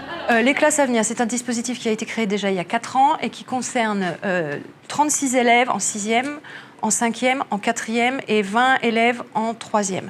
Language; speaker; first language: French; native; French